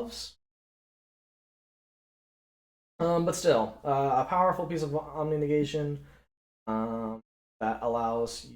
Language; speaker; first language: English; native; English